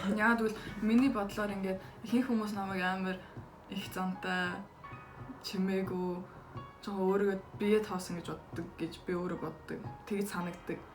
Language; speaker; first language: Mongolian; early bilingual, heritage; Mongolian